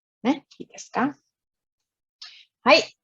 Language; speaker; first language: Japanese; non-native, fluent; Chinese